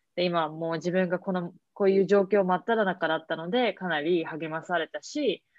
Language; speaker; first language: Japanese; native; Japanese